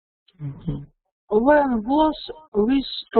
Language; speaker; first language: English; non-native, learner; Russian